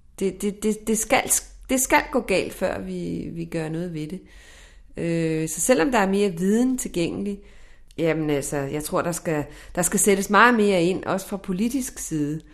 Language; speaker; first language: Danish; native; Danish